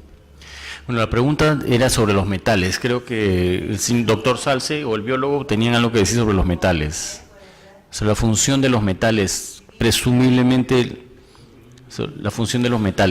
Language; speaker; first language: Spanish; native; Spanish